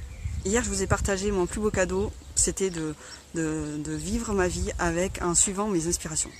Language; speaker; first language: French; native; French